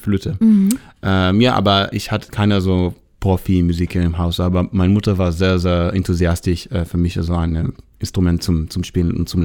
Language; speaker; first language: German; non-native, learner; Hebrew